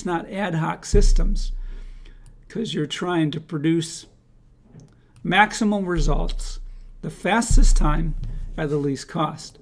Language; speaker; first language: English; native; English